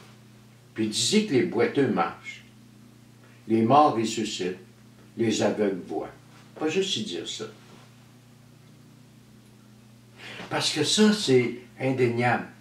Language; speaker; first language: French; native; French